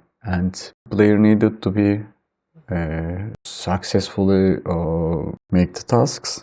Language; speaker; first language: English; non-native, fluent; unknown